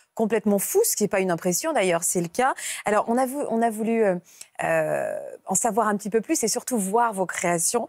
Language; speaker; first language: French; native; French